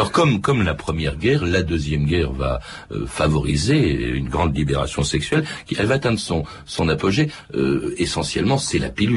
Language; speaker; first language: French; native; French